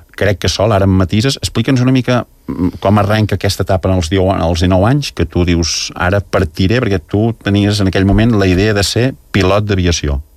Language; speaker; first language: Catalan; native; Catalan